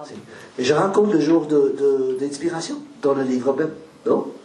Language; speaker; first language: French; non-native, learner; Spanish